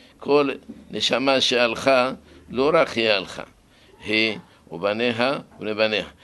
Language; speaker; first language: Hebrew; non-native, fluent; Arabic